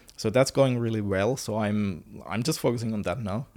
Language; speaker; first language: English; non-native, fluent; Finnish